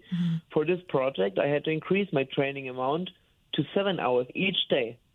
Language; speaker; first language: English; non-native, fluent; German